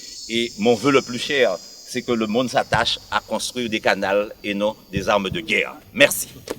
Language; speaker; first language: French; native; French